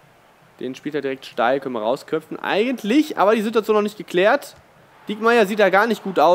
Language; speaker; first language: German; native; German